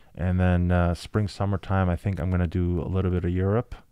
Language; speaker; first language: English; early bilingual, other home language; Arabic